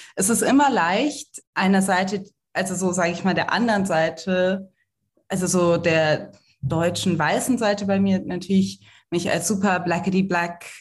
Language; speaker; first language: German; native; German